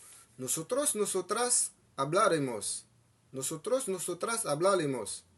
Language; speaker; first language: Spanish; non-native, fluent; Haitian Creole